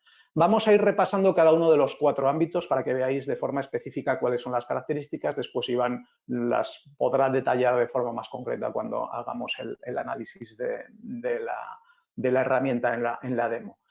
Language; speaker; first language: Spanish; native; Spanish